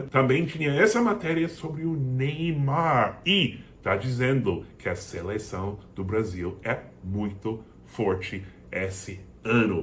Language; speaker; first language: Portuguese; non-native, fluent; English